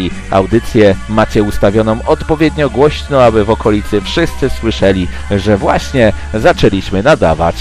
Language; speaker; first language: Polish; native; Polish